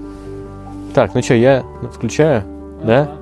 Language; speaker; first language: Russian; native; Russian